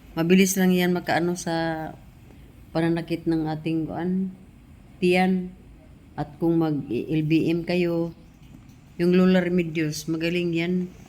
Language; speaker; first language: Filipino; non-native, local second language; Cebuano